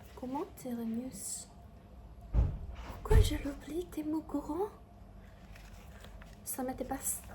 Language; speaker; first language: French; non-native, learner; Chinese